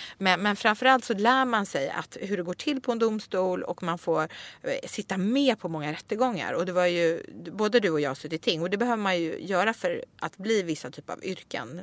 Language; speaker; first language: Swedish; native; Swedish